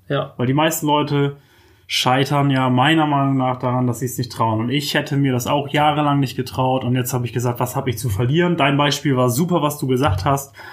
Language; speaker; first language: German; native; German